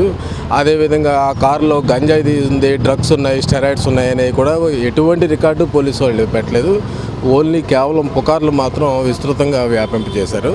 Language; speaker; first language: Telugu; native; Telugu